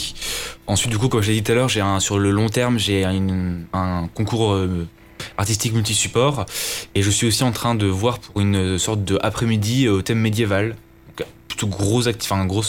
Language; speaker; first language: French; native; French